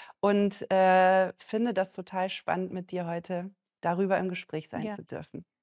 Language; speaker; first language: German; native; German